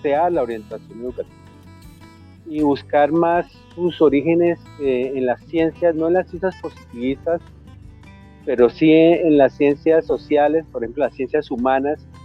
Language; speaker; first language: Spanish; native; Spanish